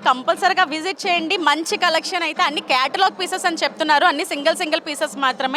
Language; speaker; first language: Telugu; native; Telugu